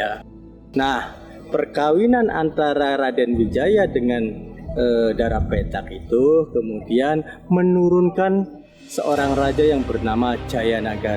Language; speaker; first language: Malay; native; Malay